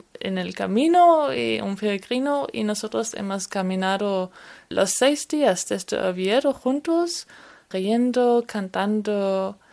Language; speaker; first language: Spanish; non-native, learner; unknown